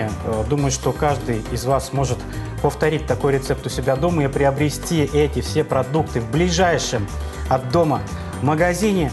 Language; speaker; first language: Russian; native; Russian